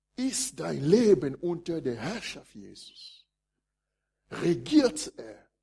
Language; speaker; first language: German; non-native, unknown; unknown